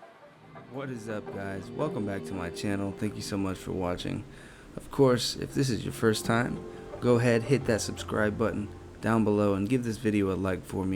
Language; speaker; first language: English; native; English